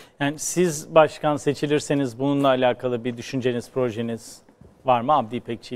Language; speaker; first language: Turkish; native; Turkish